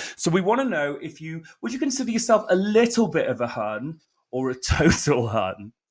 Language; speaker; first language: English; native; English